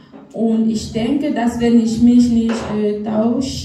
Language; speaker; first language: German; non-native, learner; French